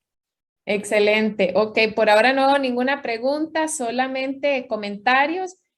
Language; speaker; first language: Spanish; native; Spanish